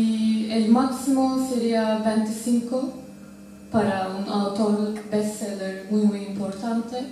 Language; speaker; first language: Spanish; non-native, fluent; Turkish